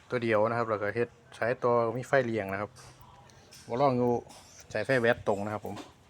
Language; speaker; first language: Thai; native; Thai